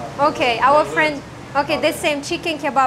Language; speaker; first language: English; non-native, fluent; Kazakh